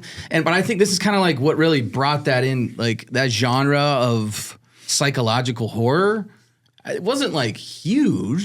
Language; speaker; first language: English; native; English